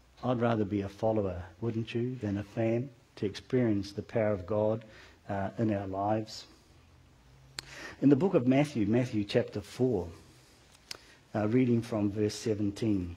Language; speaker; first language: English; native; English